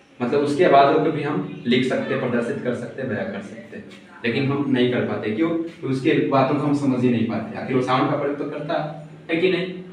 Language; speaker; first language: Hindi; native; Hindi